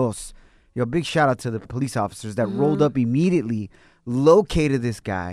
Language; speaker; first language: English; non-native, fluent; Spanish